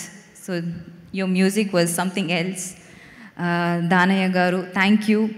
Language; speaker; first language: Telugu; non-native, fluent; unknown